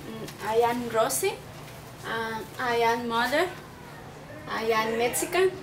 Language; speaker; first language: English; non-native, learner; Spanish